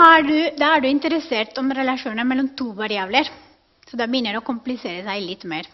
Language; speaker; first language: Norwegian; non-native, fluent; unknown